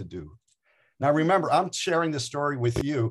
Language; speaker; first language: English; native; English